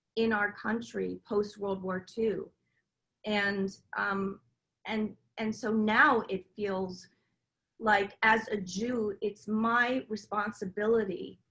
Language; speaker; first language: English; native; English